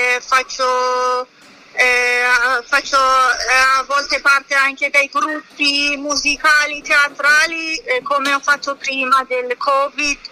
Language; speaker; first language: Italian; non-native, learner; Persian